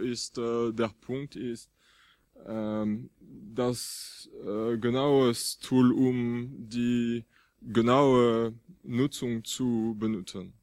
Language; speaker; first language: German; non-native, fluent; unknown